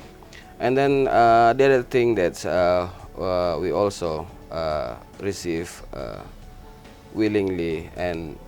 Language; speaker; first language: English; non-native, learner; Indonesian